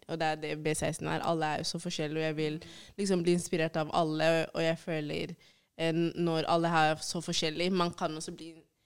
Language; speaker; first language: Norwegian; early bilingual, other home language; Swahili